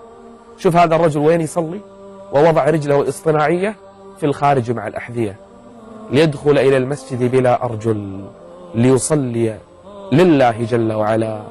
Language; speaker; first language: Arabic; native; Arabic